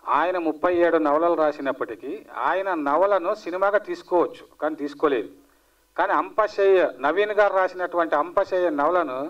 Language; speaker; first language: Telugu; native; Telugu